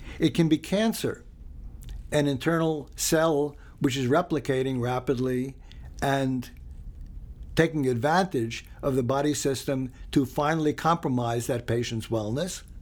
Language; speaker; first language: English; early bilingual, other home language; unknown